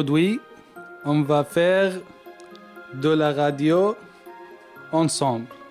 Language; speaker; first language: French; non-native, learner; Arabic